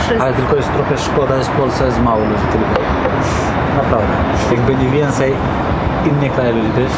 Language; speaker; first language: Polish; non-native, learner; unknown